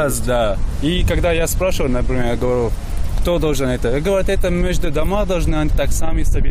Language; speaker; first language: Russian; non-native, learner; Greek